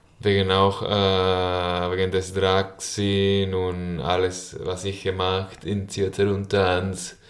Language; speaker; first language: German; non-native, learner; Spanish